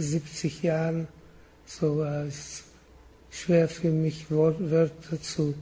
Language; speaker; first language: German; non-native, learner; Czech